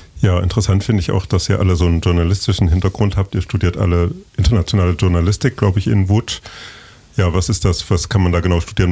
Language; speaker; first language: German; native; German